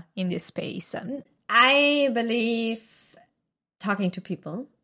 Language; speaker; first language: English; non-native, fluent; Italian